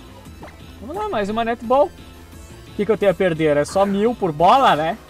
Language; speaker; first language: Portuguese; native; Portuguese